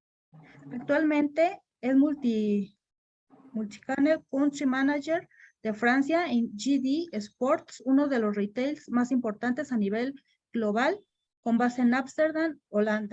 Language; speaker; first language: Spanish; native; Spanish